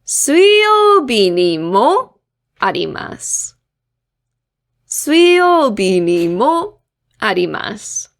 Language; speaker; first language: Japanese; non-native, fluent; English